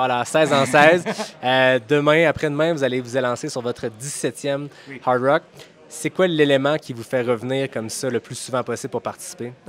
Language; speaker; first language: French; native; French